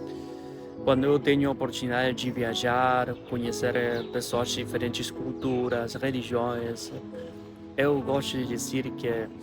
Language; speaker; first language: Portuguese; non-native, fluent; Spanish